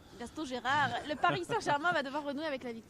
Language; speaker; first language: French; native; French